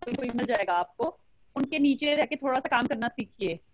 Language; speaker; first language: Hindi; native; Hindi